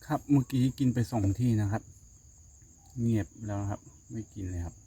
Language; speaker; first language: Thai; non-native, fluent; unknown